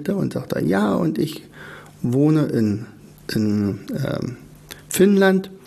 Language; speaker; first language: German; native; German